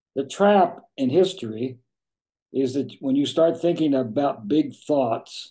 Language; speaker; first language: English; native; English